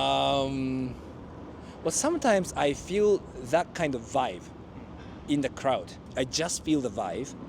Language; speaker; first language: English; non-native, fluent; Japanese